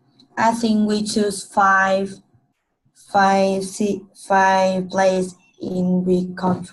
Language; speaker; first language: English; non-native, learner; Vietnamese